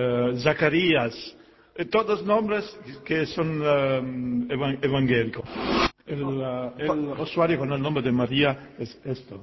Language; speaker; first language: Spanish; non-native, fluent; Italian